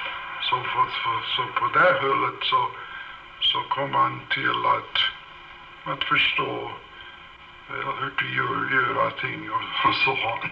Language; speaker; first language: Swedish; early bilingual, heritage; Swedish